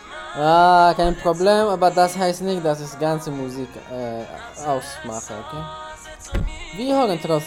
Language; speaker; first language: German; non-native, learner; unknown